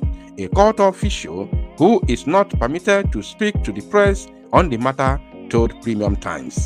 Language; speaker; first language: English; non-native, local second language; Igbo